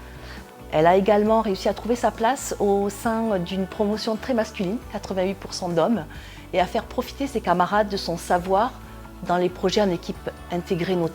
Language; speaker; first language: French; native; French